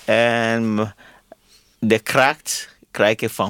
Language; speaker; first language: Dutch; non-native, learner; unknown